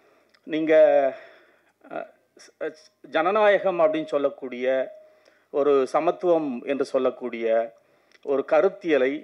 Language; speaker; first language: Tamil; native; Tamil